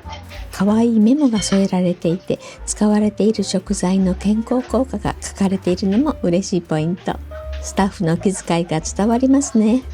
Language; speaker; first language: Japanese; native; Japanese